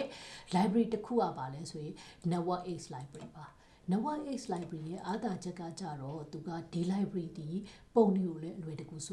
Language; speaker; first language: Burmese; native; Burmese